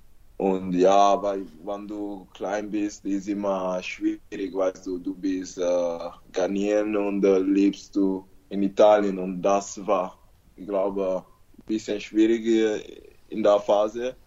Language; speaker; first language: German; non-native, learner; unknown